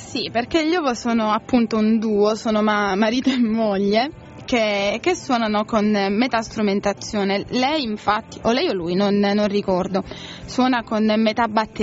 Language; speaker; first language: Italian; native; Italian